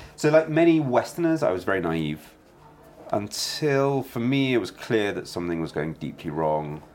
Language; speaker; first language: English; native; English